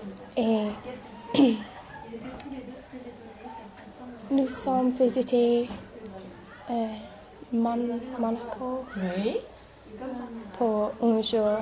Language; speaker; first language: French; non-native, learner; English